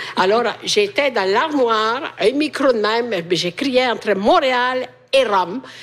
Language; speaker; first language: French; non-native, fluent; Italian